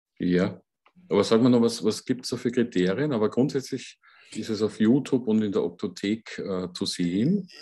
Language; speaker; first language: German; native; German